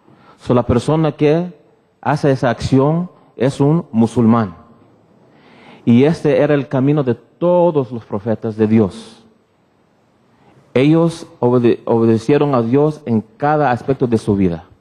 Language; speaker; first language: Spanish; early bilingual, heritage; Spanish